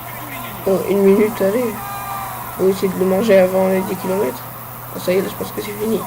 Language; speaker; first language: French; native; French